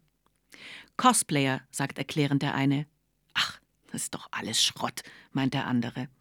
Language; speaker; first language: German; native; German